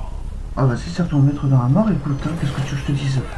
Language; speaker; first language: French; native; French